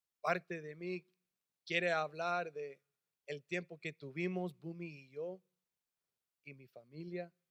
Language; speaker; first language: Spanish; early bilingual, heritage; English